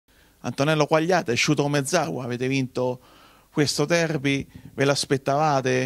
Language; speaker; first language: Italian; native; Italian